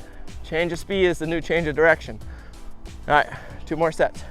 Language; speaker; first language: English; native; English